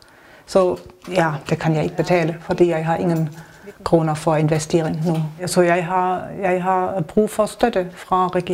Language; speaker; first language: Danish; non-native, learner; German